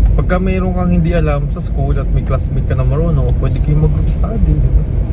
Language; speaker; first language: Filipino; native; Filipino